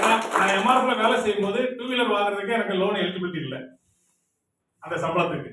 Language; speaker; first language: Tamil; native; Tamil